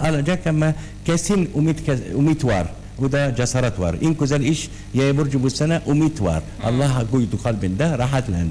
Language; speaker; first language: Turkish; non-native, learner; Arabic